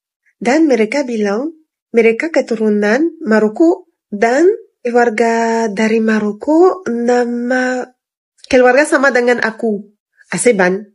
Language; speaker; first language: Indonesian; non-native, fluent; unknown